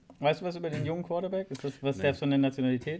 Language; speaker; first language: German; native; German